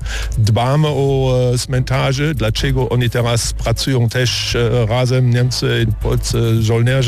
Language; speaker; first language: Polish; non-native, learner; German